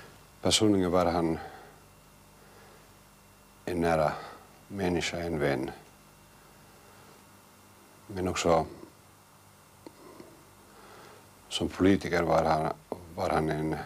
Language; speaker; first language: Swedish; non-native, local second language; Finnish